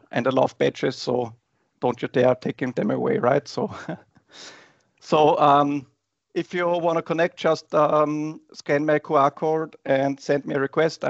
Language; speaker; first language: English; non-native, fluent; German